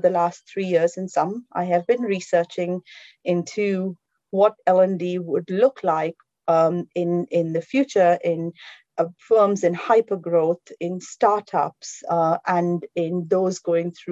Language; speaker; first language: English; non-native, local second language; Konkani